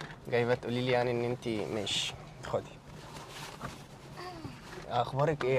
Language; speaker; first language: Arabic; native; Arabic